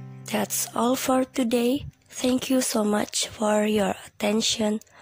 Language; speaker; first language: English; non-native, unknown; Indonesian